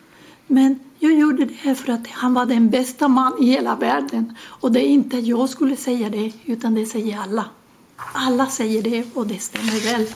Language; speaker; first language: Swedish; non-native, learner; Spanish